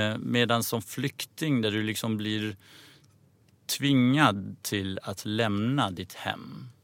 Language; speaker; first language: Swedish; early bilingual, other home language; Persian